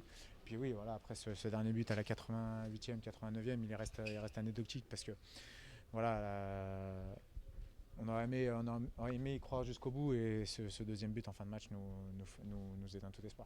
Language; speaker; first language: French; native; French